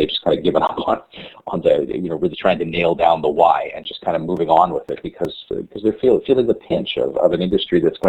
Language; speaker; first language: English; native; English